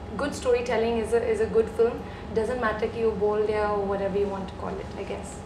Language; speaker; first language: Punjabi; early bilingual, heritage; Punjabi